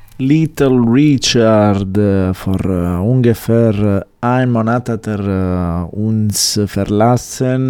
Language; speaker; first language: German; non-native, fluent; Italian